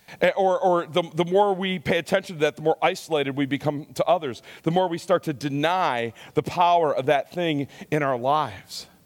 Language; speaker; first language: English; native; English